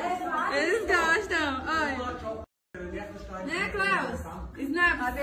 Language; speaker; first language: Portuguese; native; Portuguese